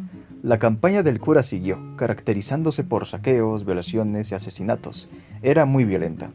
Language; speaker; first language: Spanish; native; Spanish